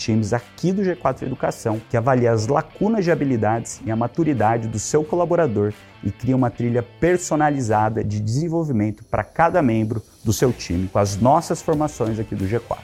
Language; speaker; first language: Portuguese; native; Portuguese